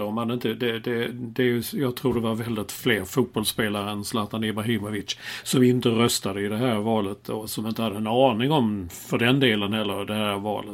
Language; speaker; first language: Swedish; native; Swedish